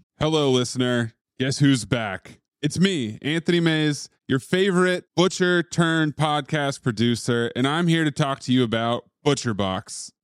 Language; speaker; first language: English; native; English